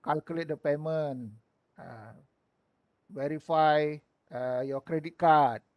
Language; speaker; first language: English; non-native, local second language; Malay